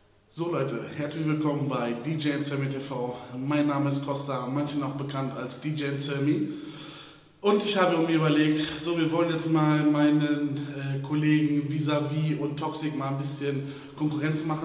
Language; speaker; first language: German; native; German